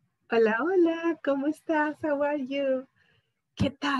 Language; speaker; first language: Spanish; native; Spanish